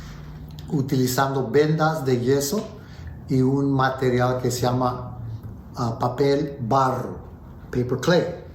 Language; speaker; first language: Spanish; early bilingual, heritage; Spanish